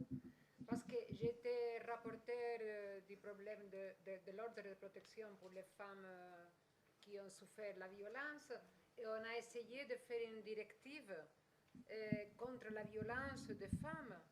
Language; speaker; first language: French; non-native, fluent; Spanish